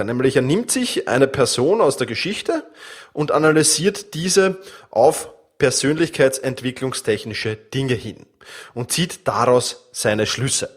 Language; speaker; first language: German; native; German